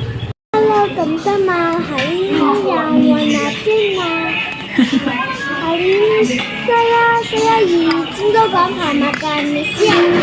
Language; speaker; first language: Indonesian; early bilingual, heritage; Chinese